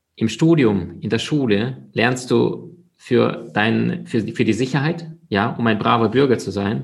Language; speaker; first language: German; early bilingual, other home language; Russian